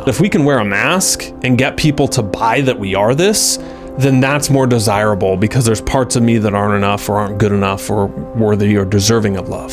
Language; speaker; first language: English; native; English